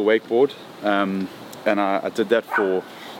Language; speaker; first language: English; native; English